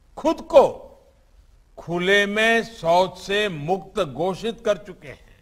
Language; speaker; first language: Hindi; non-native, local second language; Gujarati